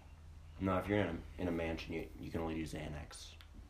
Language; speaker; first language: English; native; English